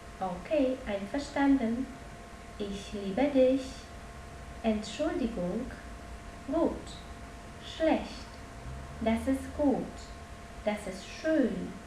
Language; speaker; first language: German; non-native, learner; Polish